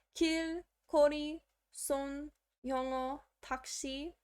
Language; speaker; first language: Korean; non-native, learner; English